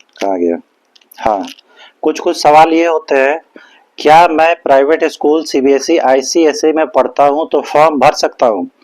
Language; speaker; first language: Hindi; native; Hindi